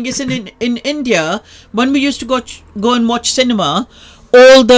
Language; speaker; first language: English; non-native, local second language; Punjabi